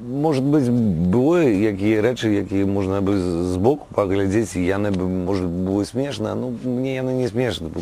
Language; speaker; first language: Belarusian; non-native, fluent; Polish